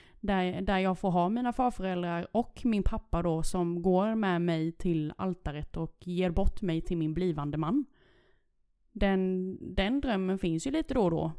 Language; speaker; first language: Swedish; early bilingual, other home language; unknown